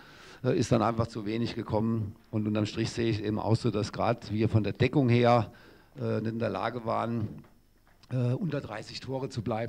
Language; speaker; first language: German; native; German